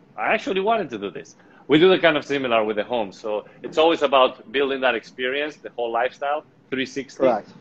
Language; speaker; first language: English; non-native, fluent; Spanish